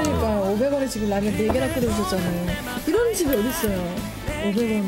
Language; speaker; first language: Korean; native; Korean